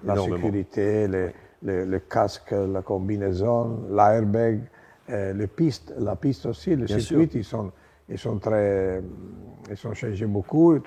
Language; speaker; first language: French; non-native, learner; Italian